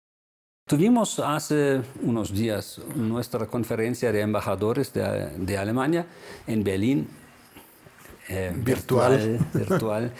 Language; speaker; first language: Spanish; non-native, fluent; German